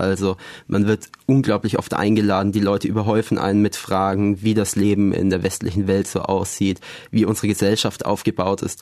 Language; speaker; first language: German; native; German